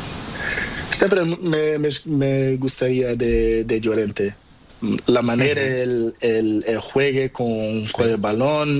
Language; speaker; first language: Spanish; non-native, learner; Portuguese